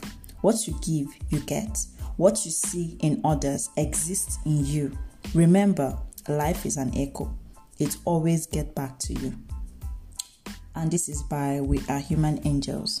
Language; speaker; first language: English; non-native, local second language; Igbo